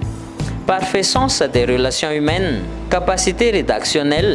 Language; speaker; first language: French; non-native, local second language; Malagasy